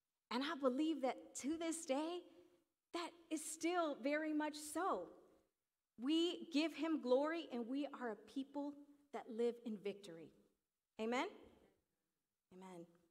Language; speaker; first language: English; early bilingual, other home language; Spanish